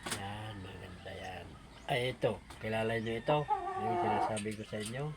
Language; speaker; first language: Filipino; non-native, local second language; Cebuano